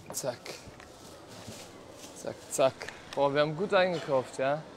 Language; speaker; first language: German; non-native, fluent; Turkish